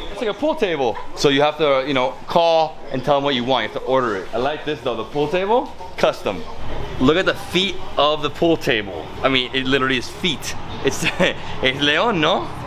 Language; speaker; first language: English; native; English